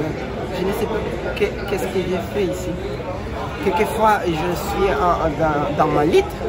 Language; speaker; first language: French; non-native, learner; Spanish